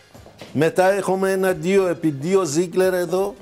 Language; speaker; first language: Greek; non-native, fluent; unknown